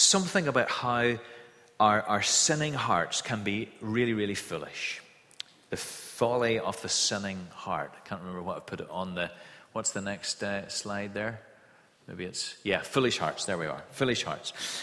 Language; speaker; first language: English; native; English